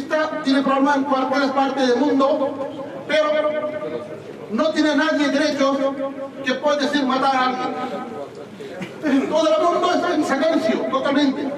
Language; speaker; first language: Spanish; non-native, learner; Urdu